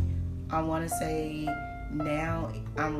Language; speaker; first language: English; native; English